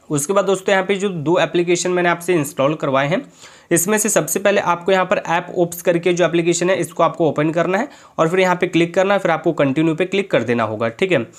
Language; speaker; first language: Hindi; native; Hindi